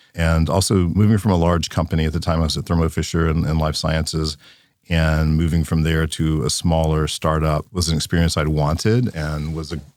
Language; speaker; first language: English; native; English